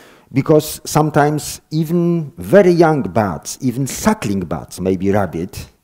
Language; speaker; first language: English; non-native, fluent; Polish